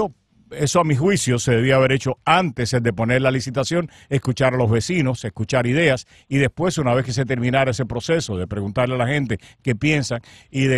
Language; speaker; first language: Spanish; native; Spanish